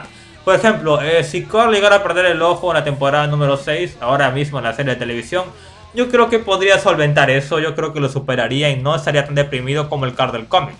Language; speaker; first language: Spanish; native; Spanish